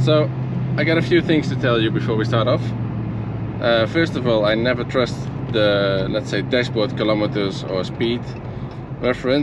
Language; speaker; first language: English; non-native, fluent; Dutch